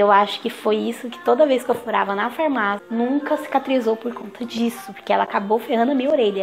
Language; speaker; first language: Portuguese; native; Portuguese